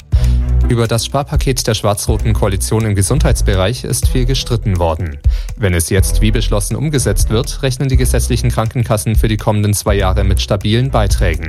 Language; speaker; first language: German; native; German